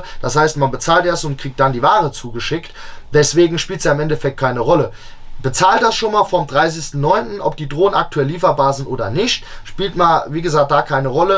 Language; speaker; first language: German; native; German